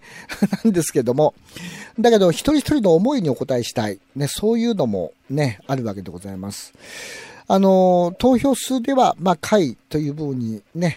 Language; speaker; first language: Japanese; native; Japanese